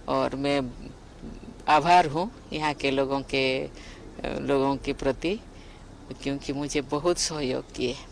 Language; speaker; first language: Hindi; non-native, local second language; Santali